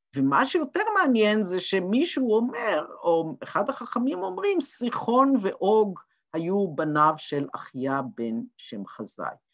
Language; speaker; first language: Hebrew; native; Hebrew